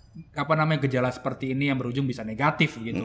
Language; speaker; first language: Indonesian; native; Indonesian